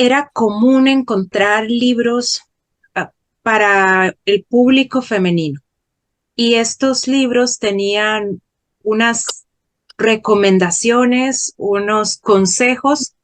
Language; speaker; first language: Spanish; non-native, fluent; Portuguese